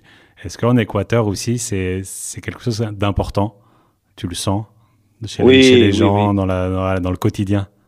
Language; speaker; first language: French; native; French